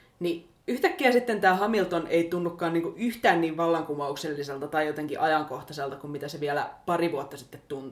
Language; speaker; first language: Finnish; native; Finnish